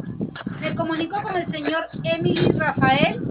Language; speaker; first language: Spanish; native; Spanish